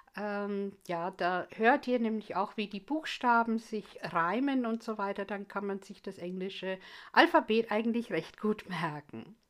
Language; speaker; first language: German; non-native, fluent; English